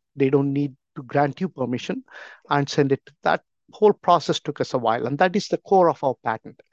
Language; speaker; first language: English; non-native, local second language; Tamil